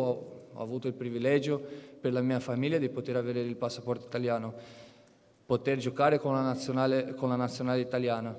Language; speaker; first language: Italian; non-native, fluent; Portuguese